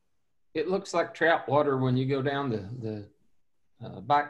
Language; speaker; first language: English; native; English